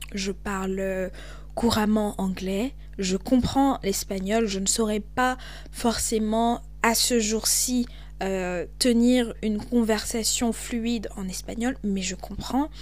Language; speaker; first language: French; native; French